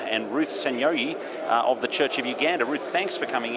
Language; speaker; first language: English; native; English